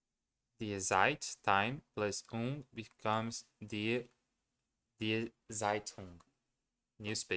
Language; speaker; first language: German; non-native, learner; English